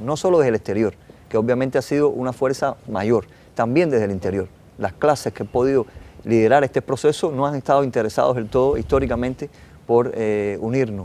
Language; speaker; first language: Spanish; native; Spanish